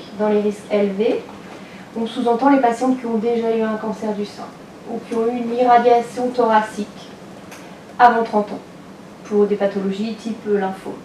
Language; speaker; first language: French; native; French